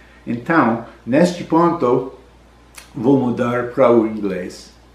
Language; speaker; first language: Portuguese; non-native, learner; English